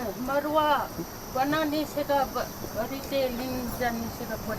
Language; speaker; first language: Hindi; non-native, local second language; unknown